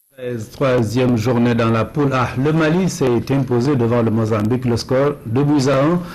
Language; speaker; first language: French; non-native, local second language; Wolof